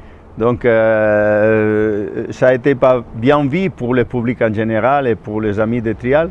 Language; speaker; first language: French; non-native, fluent; Spanish